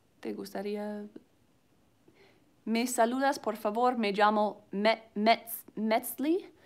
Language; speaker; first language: Spanish; non-native, learner; English